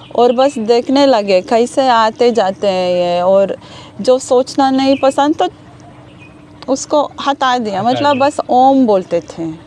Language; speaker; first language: Hindi; non-native, learner; Hebrew